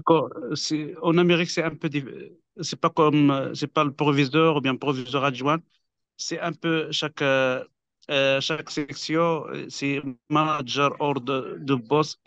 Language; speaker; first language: French; non-native, fluent; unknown